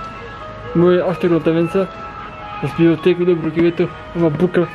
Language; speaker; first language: Dutch; non-native, local second language; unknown